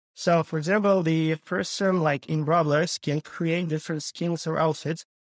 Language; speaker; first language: English; non-native, fluent; Ukrainian